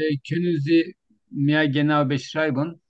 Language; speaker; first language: German; non-native, learner; Turkish